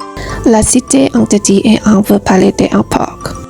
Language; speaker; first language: French; non-native, learner; Vietnamese